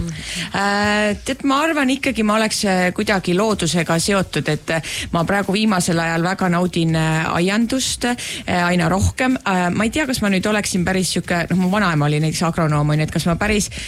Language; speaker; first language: Estonian; native; Estonian